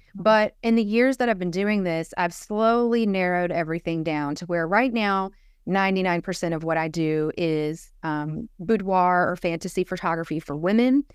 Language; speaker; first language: English; native; English